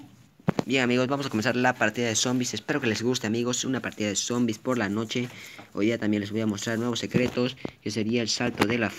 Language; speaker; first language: Spanish; native; Spanish